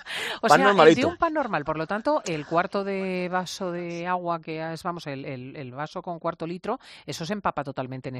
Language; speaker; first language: Spanish; native; Spanish